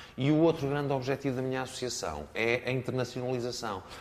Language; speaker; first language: Portuguese; native; Portuguese